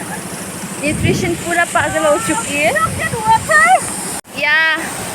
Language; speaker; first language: Hindi; non-native, local second language; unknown